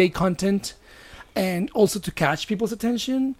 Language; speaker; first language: English; non-native, fluent; Spanish